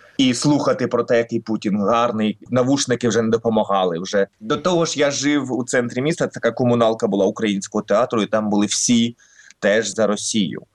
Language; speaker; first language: Ukrainian; non-native, local second language; Russian